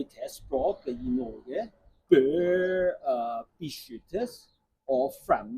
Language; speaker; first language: Norwegian; non-native, learner; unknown